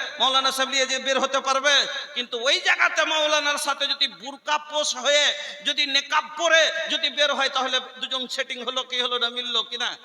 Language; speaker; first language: Bangla; non-native, local second language; Bhojpuri